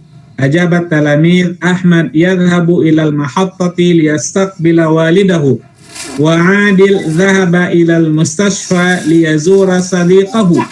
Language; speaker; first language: Arabic; non-native, fluent; Indonesian